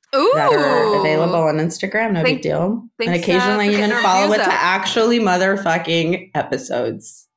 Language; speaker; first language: English; early bilingual, other home language; Russian